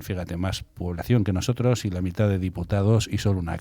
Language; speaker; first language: Spanish; native; Spanish